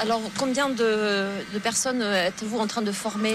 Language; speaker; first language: French; native; French